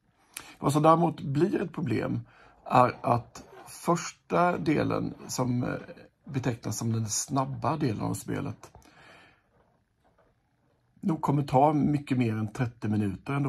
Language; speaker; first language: Swedish; native; Swedish